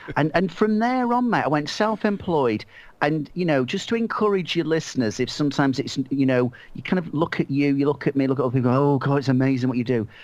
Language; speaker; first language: English; native; English